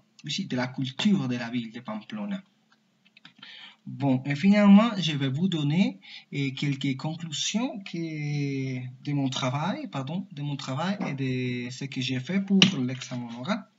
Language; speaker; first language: French; non-native, learner; Spanish